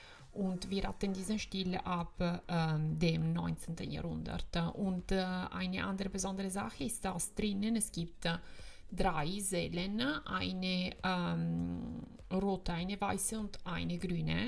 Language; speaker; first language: German; non-native, fluent; Italian